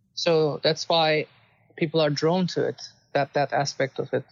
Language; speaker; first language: English; non-native, fluent; Turkish